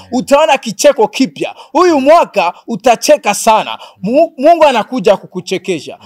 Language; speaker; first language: Swahili; non-native, local second language; Rundi